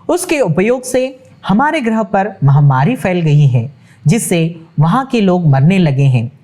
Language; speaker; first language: Hindi; non-native, local second language; Telugu